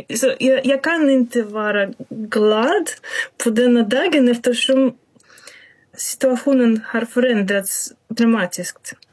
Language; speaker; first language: Swedish; non-native, fluent; Russian